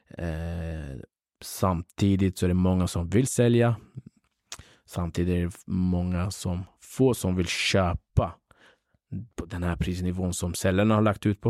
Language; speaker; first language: Swedish; early bilingual, other home language; Central Kurdish